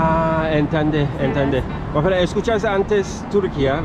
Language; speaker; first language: Spanish; non-native, learner; Turkish